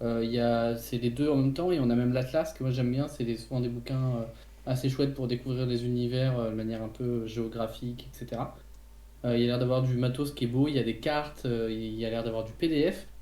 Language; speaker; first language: French; native; French